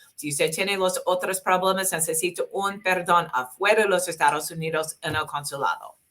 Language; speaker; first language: Spanish; non-native, learner; English